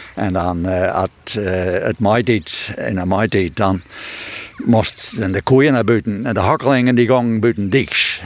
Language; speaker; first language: Dutch; non-native, local second language; Western Frisian